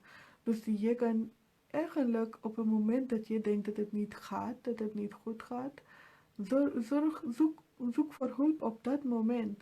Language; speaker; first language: Dutch; non-native, fluent; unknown